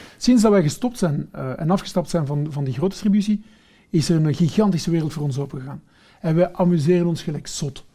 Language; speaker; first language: Dutch; early bilingual, other home language; Portuguese